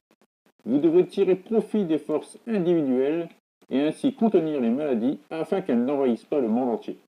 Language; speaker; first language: French; native; French